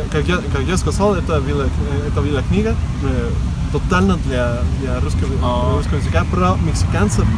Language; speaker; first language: Russian; non-native, learner; Spanish